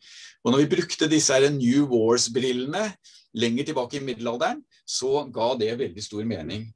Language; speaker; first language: Norwegian; native; Norwegian